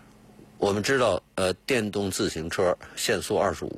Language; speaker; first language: Chinese; native; Chinese